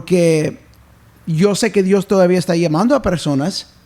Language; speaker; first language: Spanish; early bilingual, heritage; English